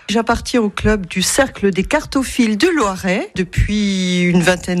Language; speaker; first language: French; native; French